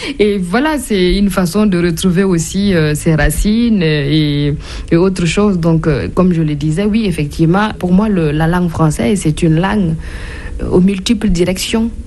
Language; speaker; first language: French; non-native, local second language; Mossi